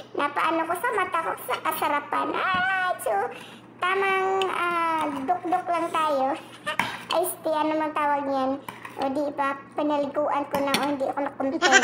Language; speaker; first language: Filipino; non-native, local second language; Cebuano